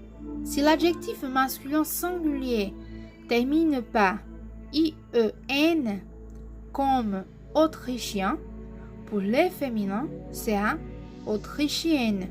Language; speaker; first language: French; non-native, fluent; Portuguese